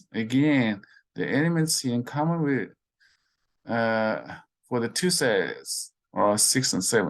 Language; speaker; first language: English; non-native, fluent; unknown